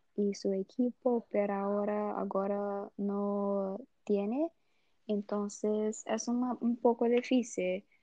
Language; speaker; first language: Spanish; non-native, learner; Portuguese